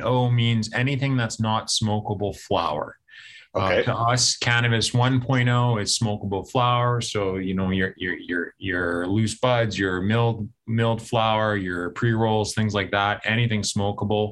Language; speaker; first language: English; native; English